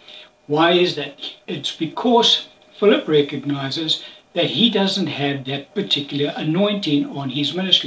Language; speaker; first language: English; native; English